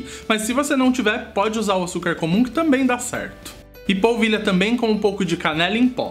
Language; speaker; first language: Portuguese; native; Portuguese